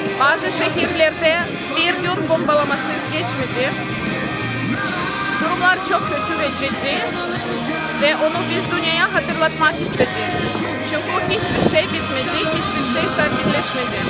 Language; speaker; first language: Turkish; non-native, fluent; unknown